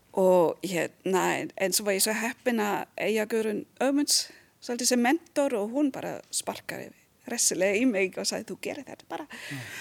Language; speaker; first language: Icelandic; non-native, fluent; German